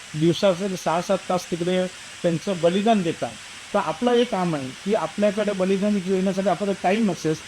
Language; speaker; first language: Marathi; native; Marathi